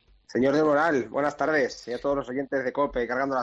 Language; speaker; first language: Spanish; native; Spanish